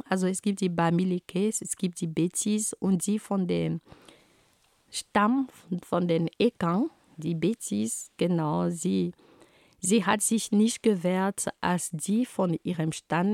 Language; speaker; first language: German; non-native, fluent; Ghomala